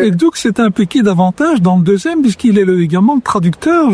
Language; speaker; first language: French; native; French